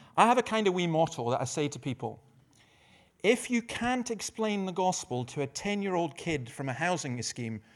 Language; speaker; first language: English; native; English